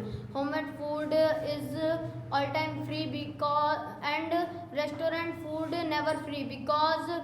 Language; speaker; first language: English; non-native, learner; Hindi